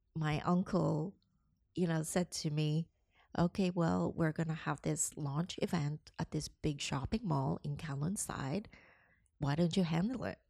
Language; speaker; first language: English; non-native, local second language; Cantonese